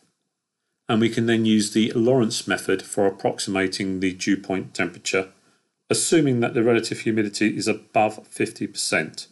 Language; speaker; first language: English; native; English